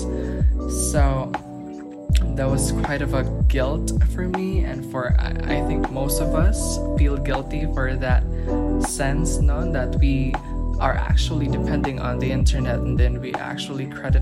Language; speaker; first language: English; non-native, local second language; Filipino